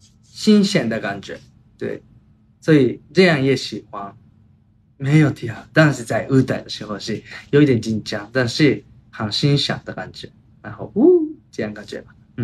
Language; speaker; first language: Chinese; non-native, learner; Japanese